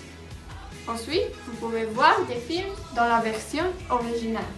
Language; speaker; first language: French; non-native, learner; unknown